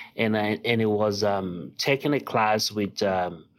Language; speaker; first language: English; non-native, local second language; Yoruba